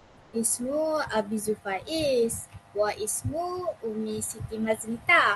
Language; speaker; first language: Arabic; non-native, learner; Malay